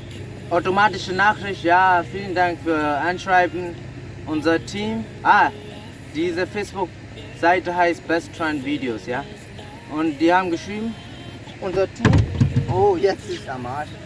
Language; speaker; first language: German; non-native, fluent; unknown